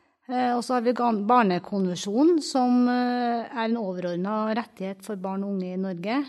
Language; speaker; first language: Norwegian; native; Norwegian